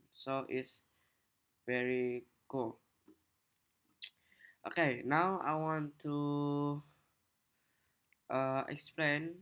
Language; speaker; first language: English; non-native, learner; Indonesian